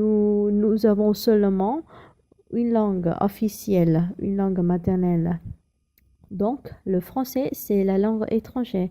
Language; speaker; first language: French; non-native, learner; Vietnamese